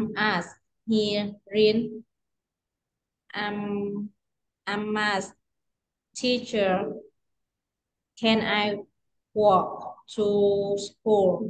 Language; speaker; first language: English; non-native, learner; Vietnamese